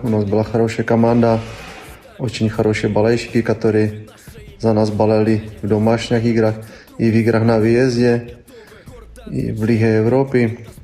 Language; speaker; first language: Russian; non-native, learner; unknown